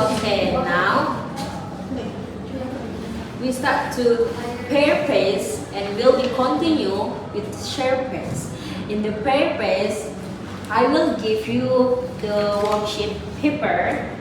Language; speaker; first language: English; non-native, learner; Indonesian